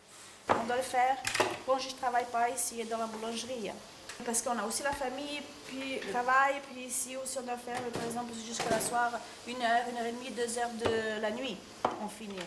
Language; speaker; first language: French; non-native, learner; Italian